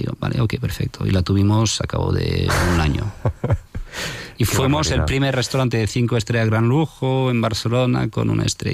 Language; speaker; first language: Spanish; non-native, fluent; French